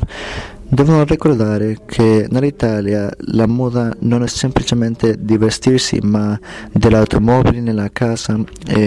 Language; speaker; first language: Italian; non-native, learner; English